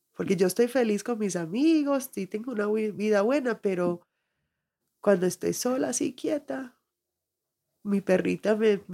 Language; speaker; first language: Spanish; early bilingual, heritage; Spanish